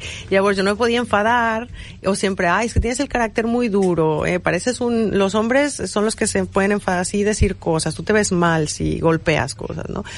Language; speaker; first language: Spanish; native; Spanish